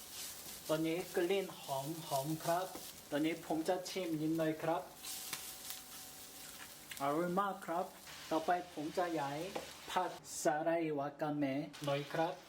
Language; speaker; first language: Thai; non-native, learner; Korean